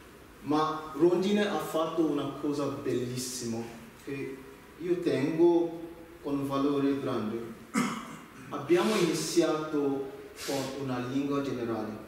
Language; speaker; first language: Italian; non-native, learner; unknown